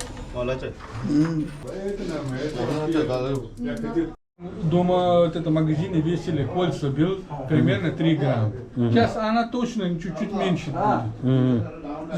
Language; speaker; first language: Russian; non-native, learner; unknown